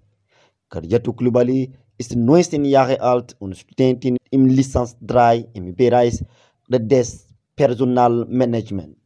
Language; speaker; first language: German; non-native, learner; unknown